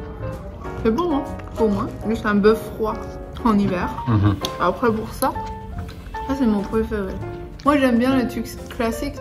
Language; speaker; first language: French; non-native, learner; Chinese